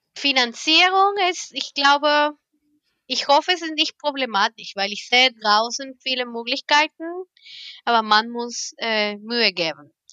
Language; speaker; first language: German; non-native, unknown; Spanish